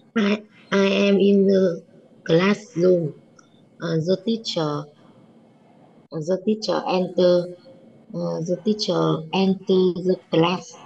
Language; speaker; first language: English; non-native, learner; Vietnamese